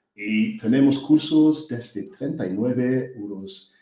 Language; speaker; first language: Spanish; non-native, learner; English